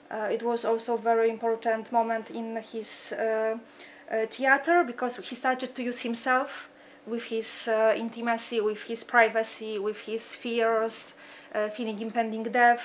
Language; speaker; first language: English; non-native, fluent; Polish